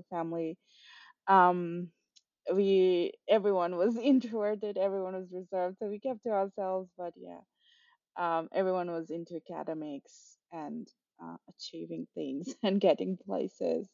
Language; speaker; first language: English; non-native, local second language; Nepali